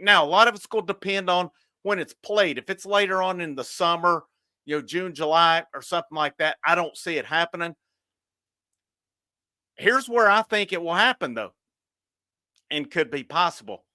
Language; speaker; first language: English; native; English